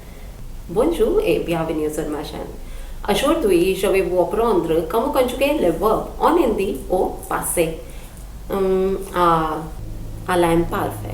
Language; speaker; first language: French; non-native, fluent; Hindi